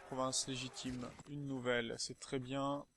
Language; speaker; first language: French; native; French